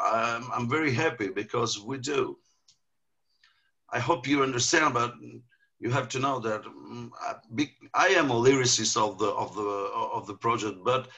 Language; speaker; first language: English; non-native, learner; Italian